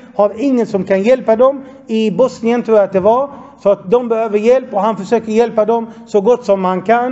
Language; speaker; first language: Swedish; non-native, fluent; Arabic